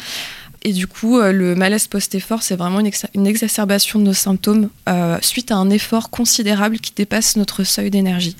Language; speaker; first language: French; native; French